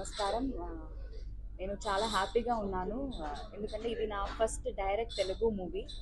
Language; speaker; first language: Telugu; non-native, learner; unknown